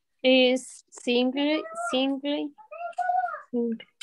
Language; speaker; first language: English; non-native, learner; Spanish